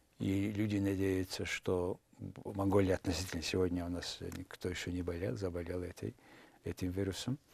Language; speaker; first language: Russian; non-native, fluent; Mongolian